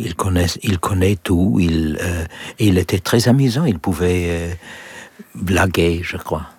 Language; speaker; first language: French; non-native, learner; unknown